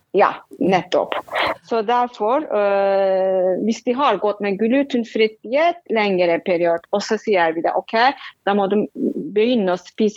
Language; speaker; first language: Norwegian; non-native, fluent; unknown